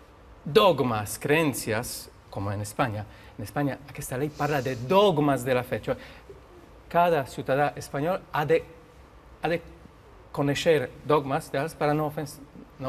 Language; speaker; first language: Catalan; non-native, learner; Polish